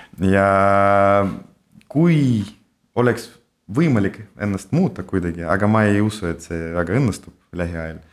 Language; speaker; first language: Estonian; non-native, local second language; Russian